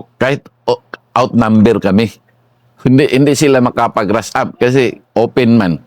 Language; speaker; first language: Filipino; non-native, local second language; Cebuano